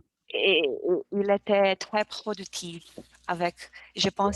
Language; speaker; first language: French; non-native, learner; Portuguese